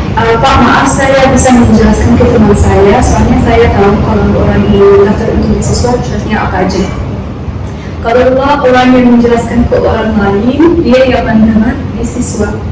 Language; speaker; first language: Indonesian; non-native, fluent; Arabic